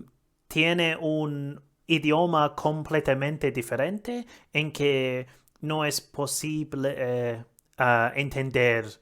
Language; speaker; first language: Spanish; non-native, learner; English